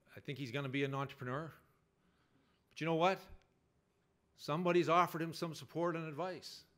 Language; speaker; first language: English; native; English